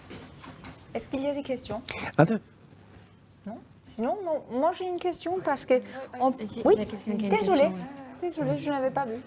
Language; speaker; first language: French; non-native, fluent; Danish